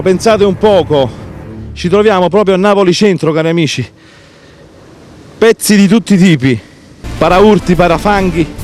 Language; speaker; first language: Italian; native; Italian